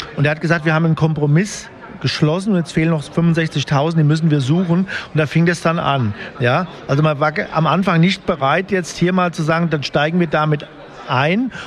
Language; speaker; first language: German; native; German